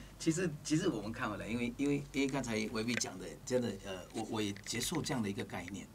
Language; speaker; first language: Chinese; native; Chinese